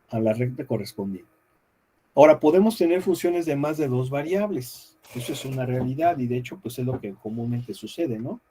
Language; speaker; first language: Spanish; native; Spanish